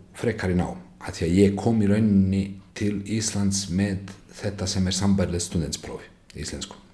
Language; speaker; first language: Icelandic; non-native, fluent; Bosnian